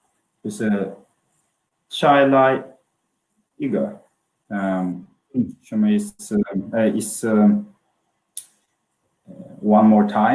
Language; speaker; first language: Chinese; non-native, learner; English